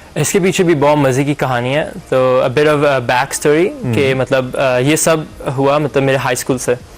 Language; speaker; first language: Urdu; native; Urdu